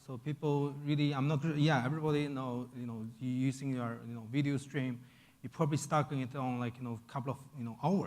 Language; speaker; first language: English; non-native, fluent; Chinese